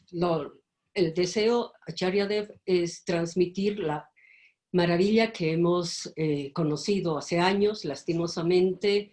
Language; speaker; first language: Spanish; native; Spanish